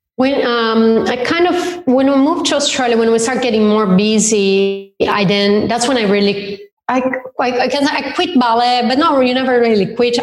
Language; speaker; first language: English; non-native, fluent; Portuguese